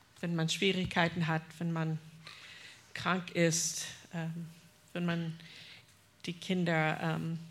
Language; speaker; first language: German; non-native, fluent; English